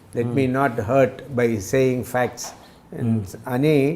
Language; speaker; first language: Telugu; native; Telugu